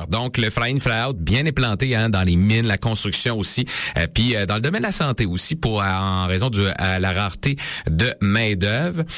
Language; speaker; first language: French; native; French